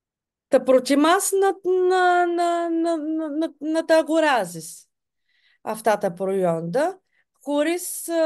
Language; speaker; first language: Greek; non-native, fluent; Bulgarian